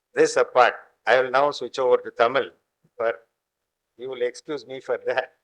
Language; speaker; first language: English; non-native, local second language; Tamil